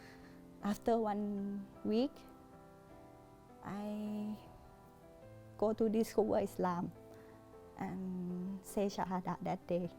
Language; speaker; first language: English; non-native, learner; Thai